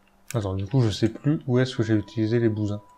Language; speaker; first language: French; native; French